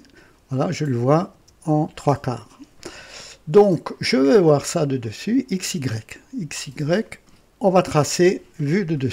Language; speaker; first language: French; native; French